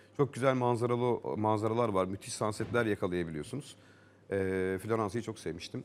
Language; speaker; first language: Turkish; native; Turkish